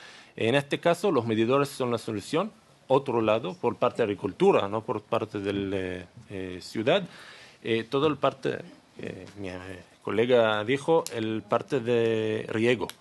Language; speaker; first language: Spanish; non-native, learner; Hebrew